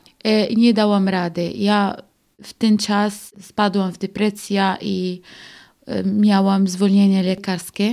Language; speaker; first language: Polish; non-native, learner; Arabic